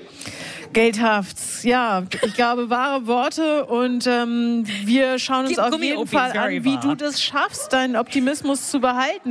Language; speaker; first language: German; native; German